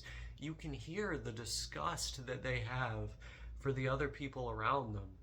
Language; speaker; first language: English; native; English